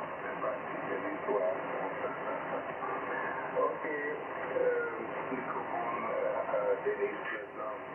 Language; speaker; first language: French; non-native, local second language; German